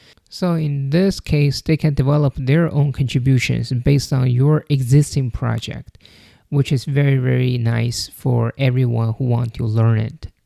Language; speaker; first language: English; non-native, fluent; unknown